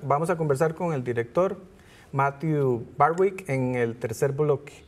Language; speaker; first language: Spanish; native; Spanish